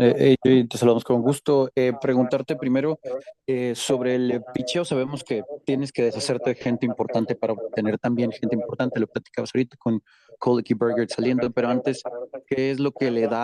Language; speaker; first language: Spanish; native; Spanish